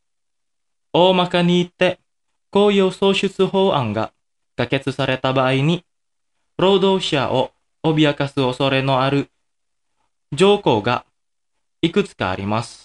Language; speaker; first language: Japanese; non-native, fluent; Indonesian